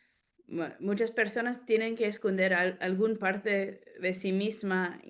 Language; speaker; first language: Spanish; early bilingual, heritage; English